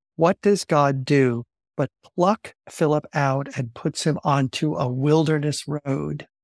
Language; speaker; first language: English; native; English